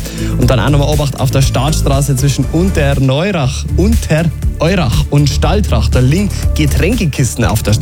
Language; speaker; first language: German; native; German